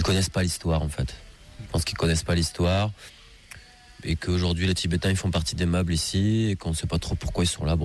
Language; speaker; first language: French; native; French